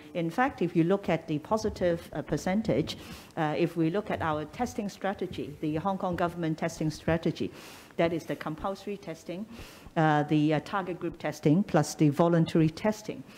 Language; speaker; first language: English; non-native, local second language; Cantonese